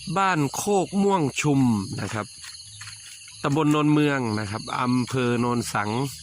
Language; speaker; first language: Thai; native; Thai